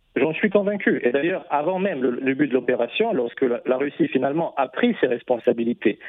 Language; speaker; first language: French; non-native, fluent; Russian